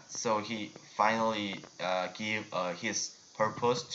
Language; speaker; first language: English; non-native, learner; Korean